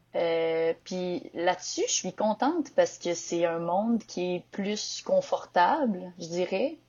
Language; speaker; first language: French; native; French